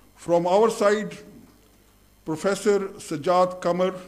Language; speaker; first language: English; non-native, local second language; Urdu